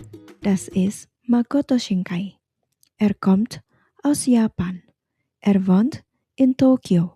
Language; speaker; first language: German; non-native, fluent; Indonesian